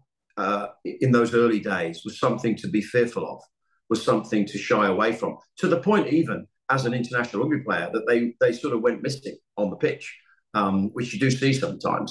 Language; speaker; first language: English; native; English